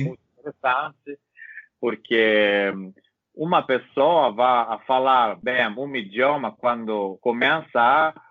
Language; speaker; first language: Portuguese; non-native, learner; Italian